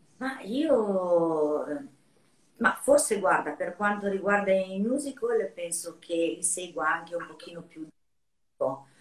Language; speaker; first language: Italian; native; Italian